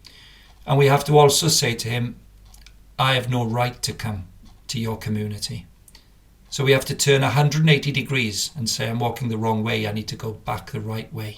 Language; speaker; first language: English; native; English